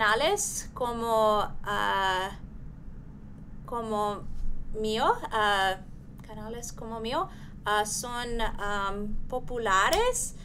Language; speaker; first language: Spanish; non-native, learner; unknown